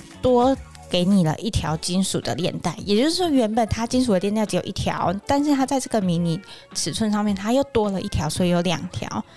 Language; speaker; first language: Chinese; native; Chinese